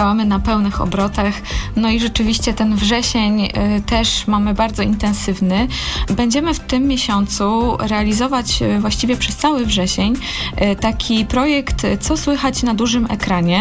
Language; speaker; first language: Polish; native; Polish